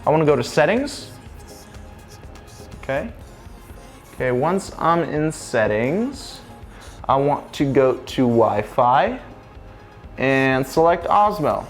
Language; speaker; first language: English; native; English